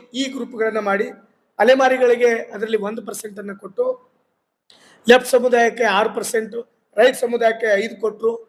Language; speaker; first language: Kannada; non-native, local second language; Lambadi